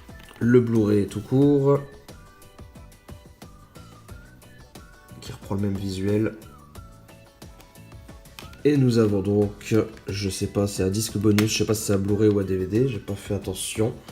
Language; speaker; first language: French; native; French